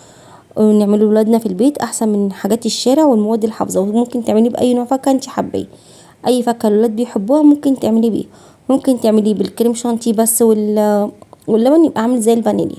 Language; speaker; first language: Arabic; native; Arabic